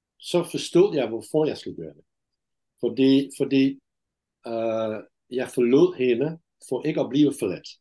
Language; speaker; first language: Danish; non-native, fluent; Dutch